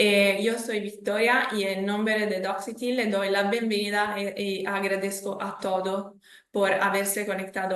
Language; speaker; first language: Spanish; non-native, fluent; Italian